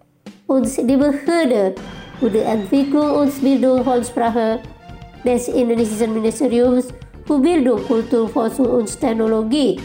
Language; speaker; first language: German; non-native, fluent; Indonesian